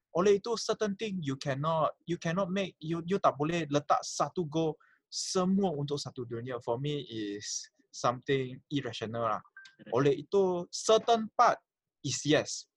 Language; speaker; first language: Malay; non-native, local second language; Chinese